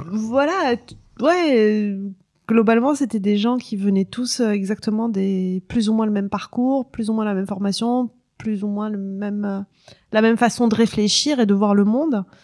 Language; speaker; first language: French; non-native, local second language; Arabic